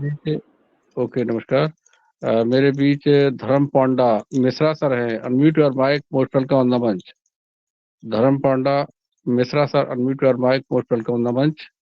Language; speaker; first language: Hindi; native; Hindi